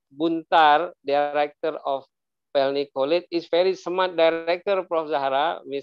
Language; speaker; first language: English; non-native, learner; Indonesian